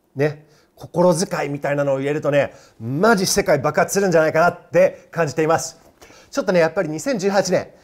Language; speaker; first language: Japanese; non-native, fluent; English